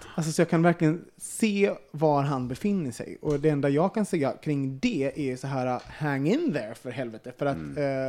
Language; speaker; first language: Swedish; native; Swedish